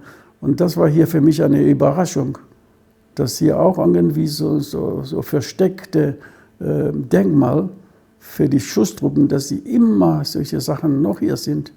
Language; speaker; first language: German; non-native, fluent; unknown